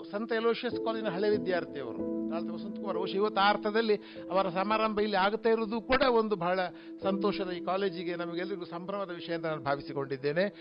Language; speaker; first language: Kannada; native; Kannada